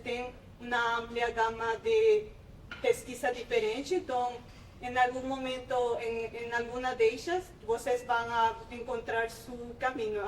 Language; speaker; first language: Portuguese; non-native, fluent; Spanish